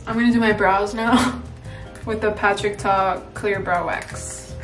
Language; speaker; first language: English; early bilingual, other home language; Spanish